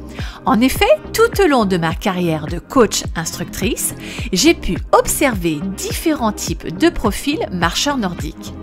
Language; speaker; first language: French; native; French